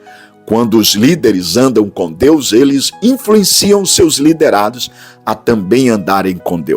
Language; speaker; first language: Portuguese; native; Portuguese